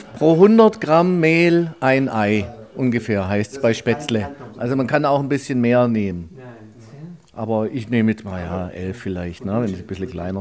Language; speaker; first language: German; native; German